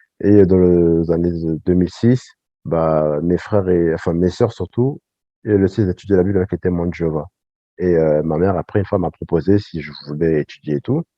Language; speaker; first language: French; early bilingual, other home language; Sango